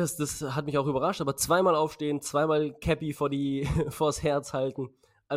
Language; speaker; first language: German; native; German